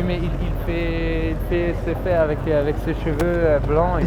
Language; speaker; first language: French; non-native, learner; Italian